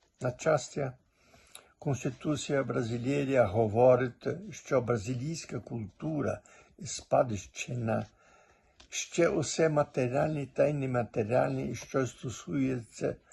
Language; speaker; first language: Ukrainian; early bilingual, heritage; Portuguese